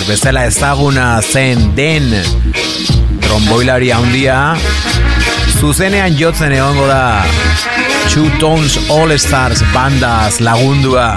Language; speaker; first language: Basque; native; Basque